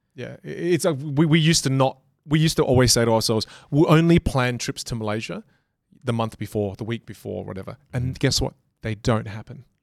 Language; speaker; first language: English; native; English